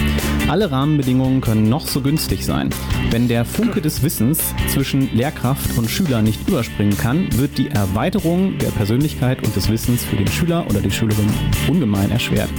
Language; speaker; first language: German; native; German